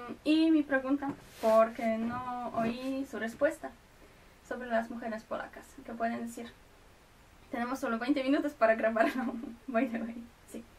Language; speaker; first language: Spanish; non-native, fluent; Polish